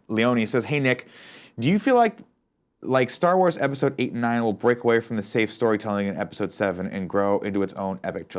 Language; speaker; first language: English; native; English